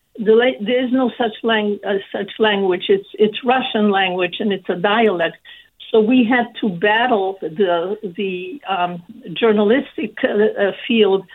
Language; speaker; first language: English; early bilingual, other home language; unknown